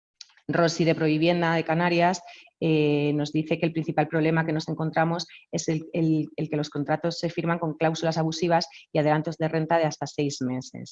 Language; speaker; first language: Spanish; native; Spanish